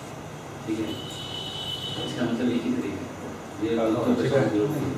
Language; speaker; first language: Hindi; native; Hindi